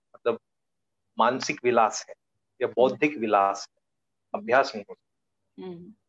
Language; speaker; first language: Hindi; non-native, local second language; Marathi